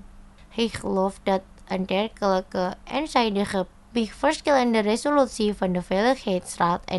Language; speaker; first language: Dutch; non-native, fluent; Indonesian